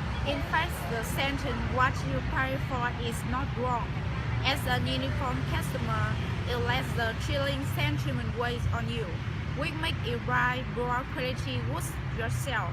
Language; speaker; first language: English; non-native, learner; Vietnamese